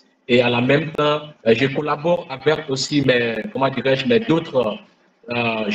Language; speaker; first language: French; non-native, fluent; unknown